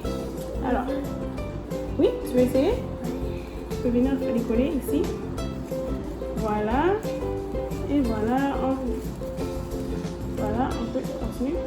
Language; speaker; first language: French; native; French